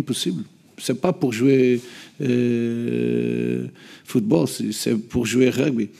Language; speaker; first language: French; non-native, learner; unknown